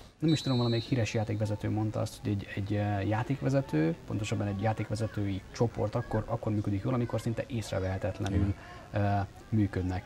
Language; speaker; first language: Hungarian; native; Hungarian